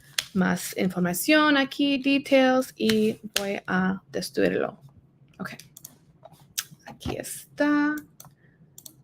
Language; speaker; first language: Spanish; non-native, learner; English